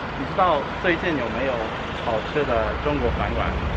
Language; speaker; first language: Chinese; non-native, learner; English